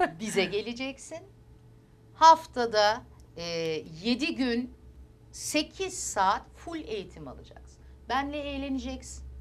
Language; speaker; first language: Turkish; early bilingual, heritage; Turkish